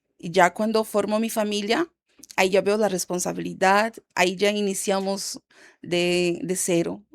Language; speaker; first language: Spanish; early bilingual, heritage; Spanish